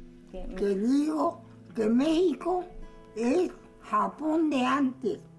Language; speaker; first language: Spanish; non-native, fluent; Japanese